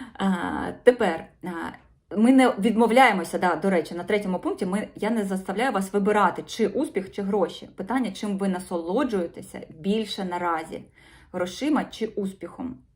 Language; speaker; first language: Ukrainian; non-native, local second language; Russian